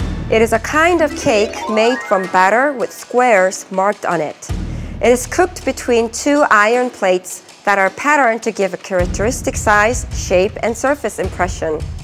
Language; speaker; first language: English; non-native, fluent; Korean